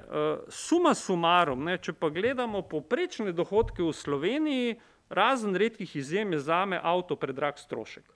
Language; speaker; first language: Slovenian; native; Slovenian